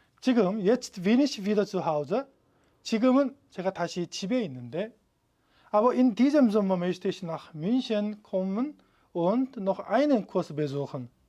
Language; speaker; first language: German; non-native, fluent; Korean